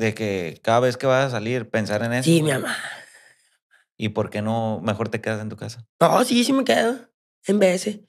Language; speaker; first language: Spanish; native; Spanish